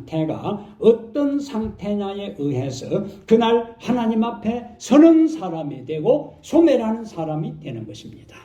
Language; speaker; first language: Korean; native; Korean